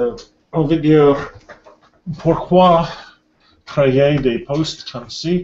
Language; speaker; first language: French; non-native, learner; English